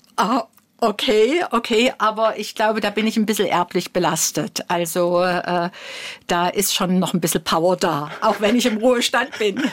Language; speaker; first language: German; native; German